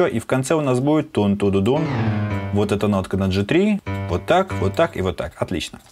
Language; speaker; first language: Russian; native; Russian